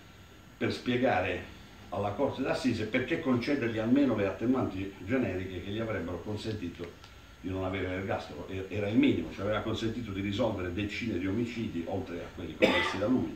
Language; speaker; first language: Italian; native; Italian